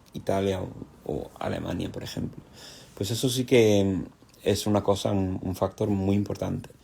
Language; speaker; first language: Spanish; non-native, fluent; English